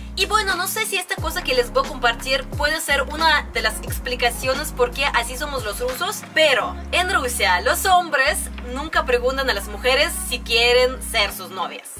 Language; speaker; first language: Spanish; non-native, fluent; Russian